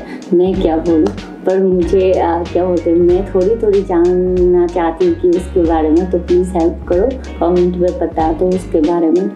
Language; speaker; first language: Hindi; non-native, fluent; Bangla